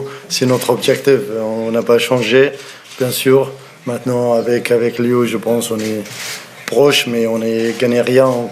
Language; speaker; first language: French; non-native, learner; Arabic